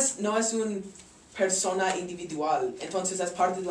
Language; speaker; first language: Spanish; non-native, learner; English